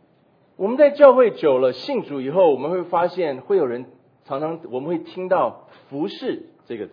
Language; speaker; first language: Chinese; native; Chinese